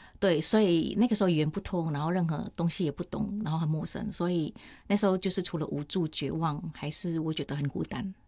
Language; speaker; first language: Chinese; non-native, fluent; Indonesian